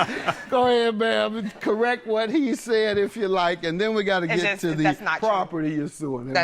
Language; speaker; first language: English; native; English